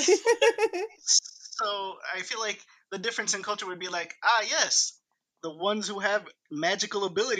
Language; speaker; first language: English; early bilingual, other home language; Spanish